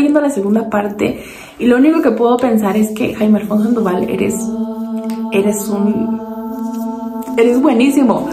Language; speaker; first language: Spanish; native; Spanish